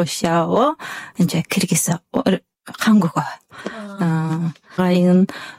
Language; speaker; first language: Korean; non-native, fluent; Kyrgyz